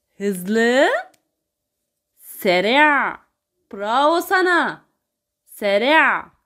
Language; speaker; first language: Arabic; non-native, fluent; Turkish